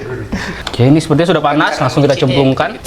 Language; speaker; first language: Indonesian; native; Indonesian